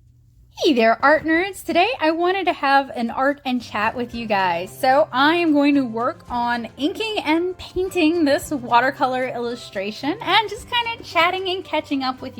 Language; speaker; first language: English; native; English